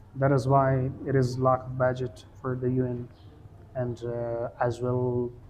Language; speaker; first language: English; non-native, fluent; Persian